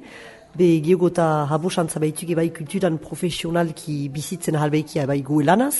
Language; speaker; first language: Basque; native; Basque